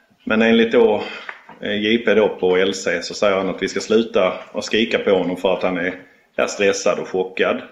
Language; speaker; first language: Swedish; native; Swedish